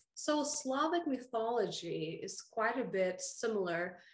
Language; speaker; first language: English; early bilingual, other home language; Russian